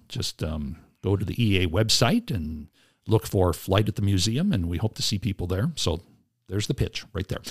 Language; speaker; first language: English; native; English